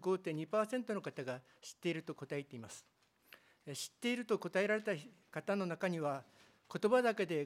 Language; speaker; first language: Japanese; native; Japanese